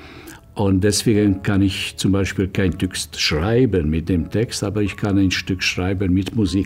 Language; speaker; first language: German; non-native, fluent; Hungarian